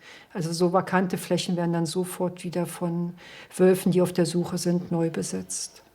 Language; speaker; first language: German; native; German